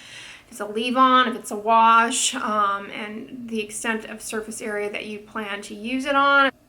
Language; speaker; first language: English; native; English